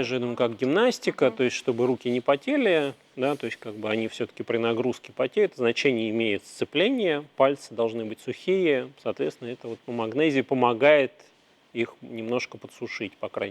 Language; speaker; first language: Russian; native; Russian